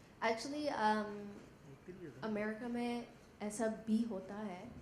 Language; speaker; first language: Hindi; non-native, learner; English